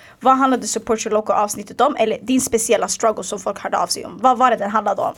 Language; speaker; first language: Swedish; early bilingual, other home language; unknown